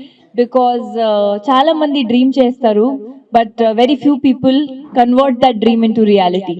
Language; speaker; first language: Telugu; non-native, learner; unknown